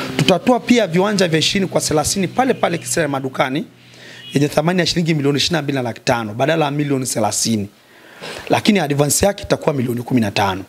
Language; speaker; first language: Swahili; native; Swahili